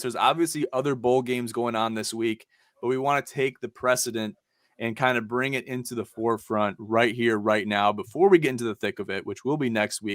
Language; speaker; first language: English; native; English